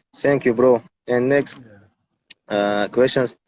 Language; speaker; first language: English; non-native, learner; Tajik